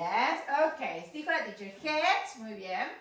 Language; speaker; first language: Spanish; native; Spanish